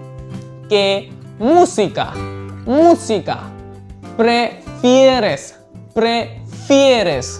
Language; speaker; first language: Spanish; non-native, learner; Hindi